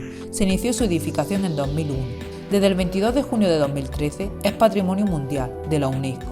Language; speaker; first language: Spanish; native; Spanish